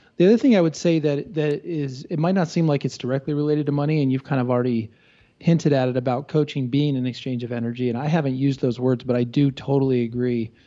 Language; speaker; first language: English; native; English